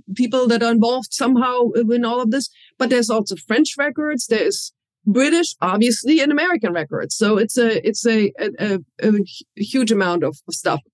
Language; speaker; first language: English; non-native, fluent; German